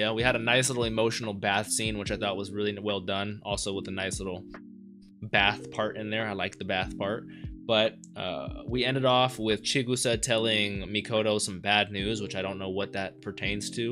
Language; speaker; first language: English; native; English